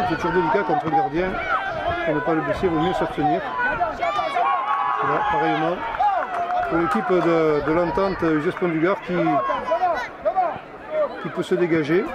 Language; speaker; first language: French; native; French